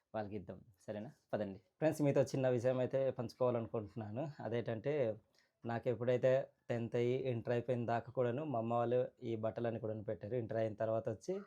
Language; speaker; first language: Telugu; non-native, local second language; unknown